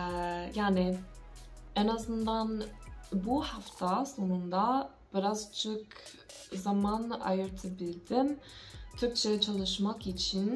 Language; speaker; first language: Turkish; non-native, learner; English